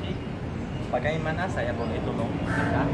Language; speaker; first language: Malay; non-native, learner; Chinese